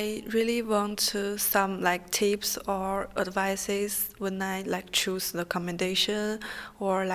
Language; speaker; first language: English; non-native, fluent; Chinese